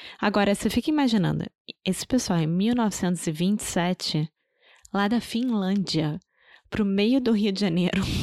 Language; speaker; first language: Portuguese; native; Portuguese